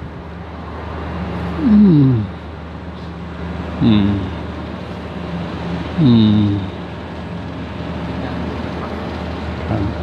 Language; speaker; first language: Thai; native; Thai